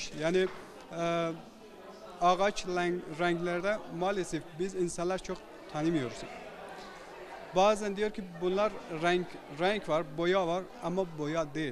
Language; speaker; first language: Turkish; non-native, learner; Persian